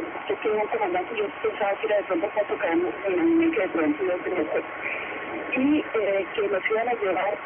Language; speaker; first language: Spanish; native; Spanish